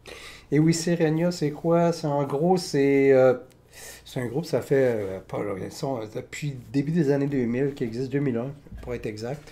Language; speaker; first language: French; native; French